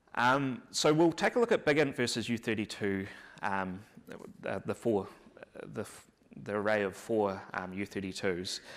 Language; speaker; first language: English; native; English